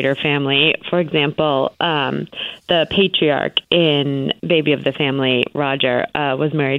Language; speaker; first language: English; native; English